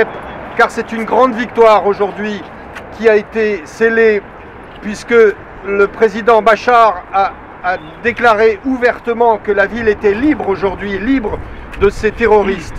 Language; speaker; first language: French; native; French